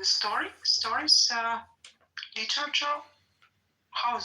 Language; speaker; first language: English; non-native, learner; Russian